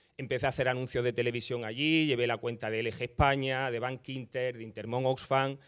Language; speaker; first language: Spanish; native; Spanish